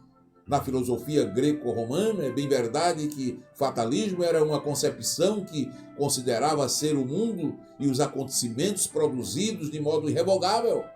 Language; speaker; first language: Portuguese; native; Portuguese